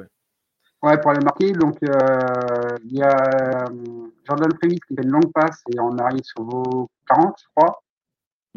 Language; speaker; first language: French; native; French